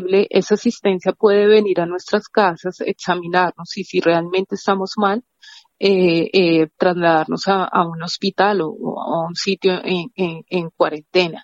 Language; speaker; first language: Spanish; native; Spanish